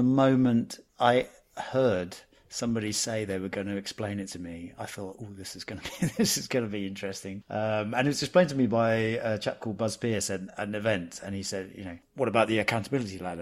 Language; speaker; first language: English; native; English